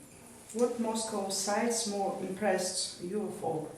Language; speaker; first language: English; non-native, learner; Russian